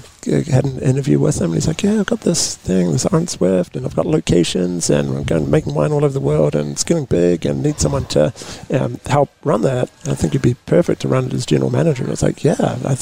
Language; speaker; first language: English; native; English